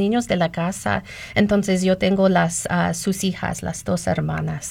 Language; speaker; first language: Spanish; non-native, learner; English